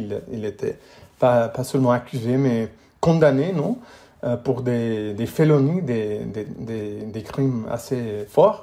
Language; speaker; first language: French; non-native, fluent; English